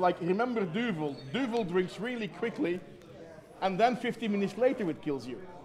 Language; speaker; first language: English; non-native, fluent; Dutch